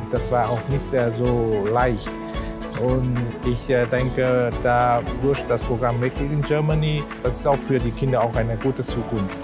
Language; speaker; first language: German; non-native, learner; Vietnamese